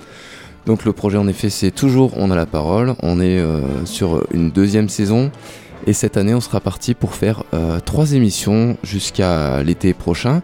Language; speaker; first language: French; native; French